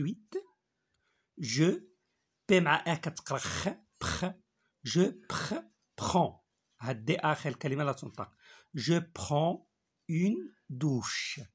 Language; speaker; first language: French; non-native, local second language; Arabic